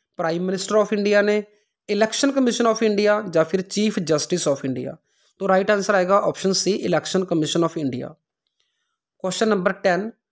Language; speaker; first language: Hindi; non-native, local second language; Punjabi